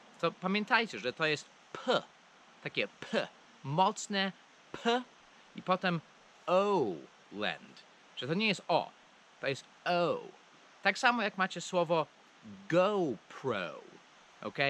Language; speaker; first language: Polish; non-native, fluent; English